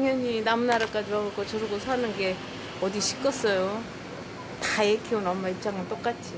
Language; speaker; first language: Korean; native; Korean